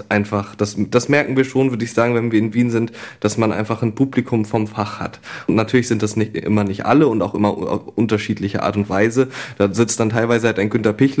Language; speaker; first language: German; native; German